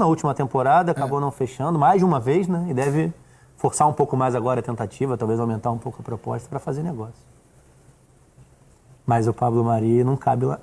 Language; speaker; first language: Portuguese; native; Portuguese